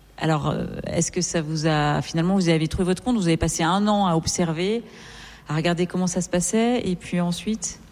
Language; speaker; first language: French; native; French